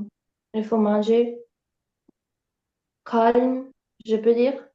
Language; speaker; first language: French; non-native, learner; Ukrainian